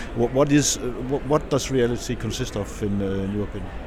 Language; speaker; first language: English; non-native, fluent; Danish